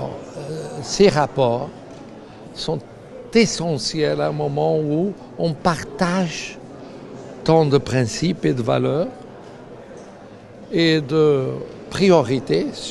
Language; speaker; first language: French; non-native, fluent; Portuguese